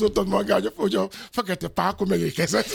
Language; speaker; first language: Hungarian; non-native, learner; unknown